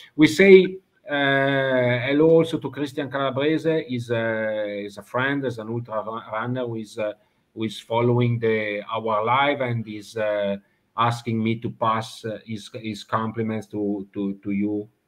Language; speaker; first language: English; non-native, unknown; Italian